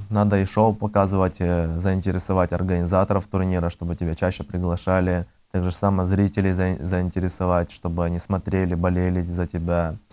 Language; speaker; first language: Russian; early bilingual, other home language; Azerbaijani